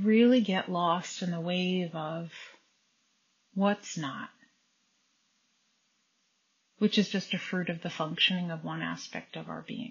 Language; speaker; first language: English; native; English